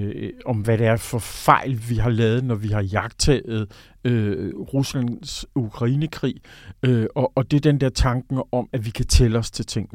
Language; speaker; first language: Danish; native; Danish